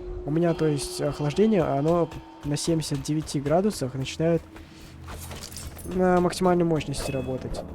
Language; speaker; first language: Russian; native; Russian